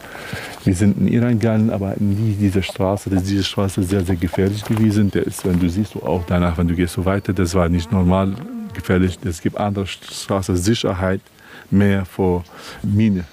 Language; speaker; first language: German; non-native, learner; Kurdish